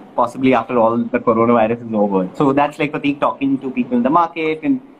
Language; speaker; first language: English; non-native, local second language; Malayalam